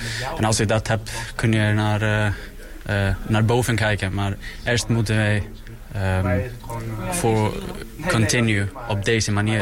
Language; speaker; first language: Dutch; non-native, learner; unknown